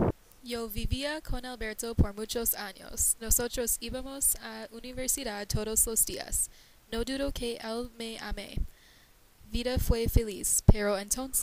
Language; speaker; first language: Spanish; non-native, learner; English